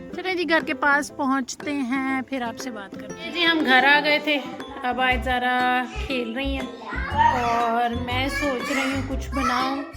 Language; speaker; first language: Urdu; non-native, local second language; Punjabi